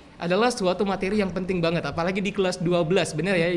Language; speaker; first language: Indonesian; native; Indonesian